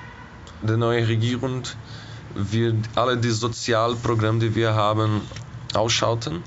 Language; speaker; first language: German; non-native, fluent; Portuguese